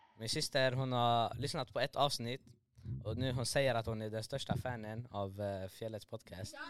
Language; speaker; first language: Swedish; early bilingual, other home language; Arabic